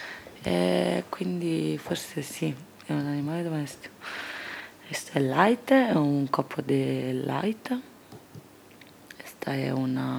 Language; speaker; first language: Italian; non-native, learner; Portuguese